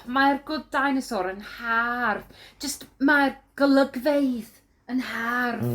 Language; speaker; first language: Welsh; non-native, learner; English